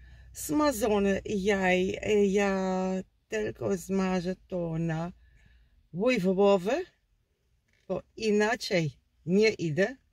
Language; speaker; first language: Polish; non-native, learner; Dutch